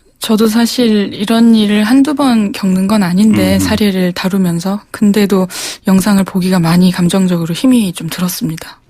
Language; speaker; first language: Korean; native; Korean